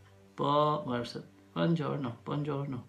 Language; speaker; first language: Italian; non-native, learner; Filipino